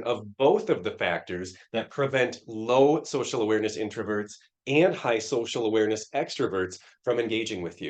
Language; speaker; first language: English; native; English